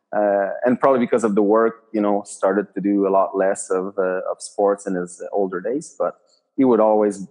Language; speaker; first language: English; native; English